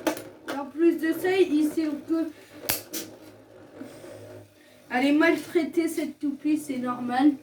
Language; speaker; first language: French; native; French